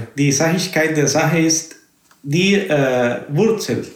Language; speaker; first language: German; non-native, fluent; Spanish